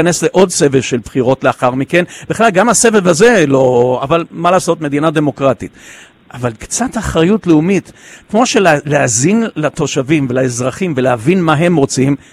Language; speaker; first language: Hebrew; native; Hebrew